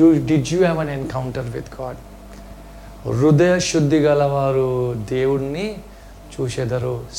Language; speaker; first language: English; non-native, local second language; Telugu